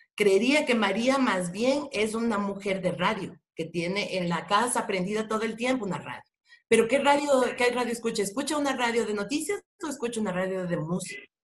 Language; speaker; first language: Spanish; native; Spanish